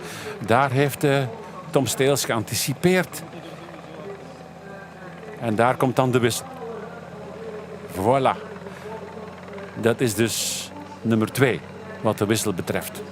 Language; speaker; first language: Dutch; native; Dutch